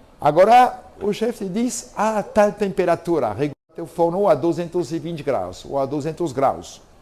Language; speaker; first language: Portuguese; non-native, fluent; French